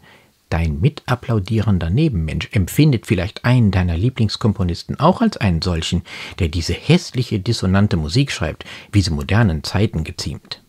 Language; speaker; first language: German; native; German